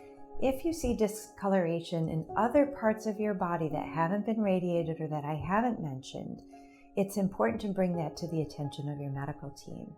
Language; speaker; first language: English; native; English